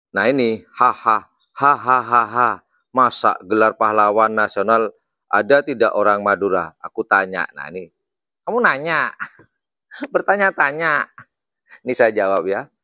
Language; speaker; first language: Indonesian; non-native, local second language; Madurese